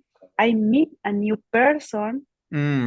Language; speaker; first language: English; non-native, learner; Spanish